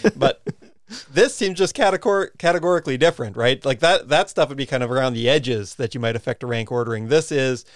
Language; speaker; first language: English; native; English